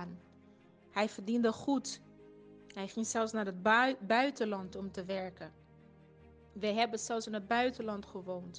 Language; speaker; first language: Dutch; non-native, fluent; Portuguese